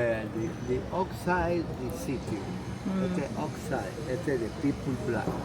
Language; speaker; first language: English; non-native, learner; Spanish